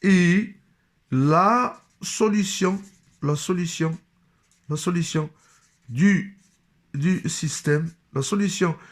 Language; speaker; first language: French; non-native, local second language; Arabic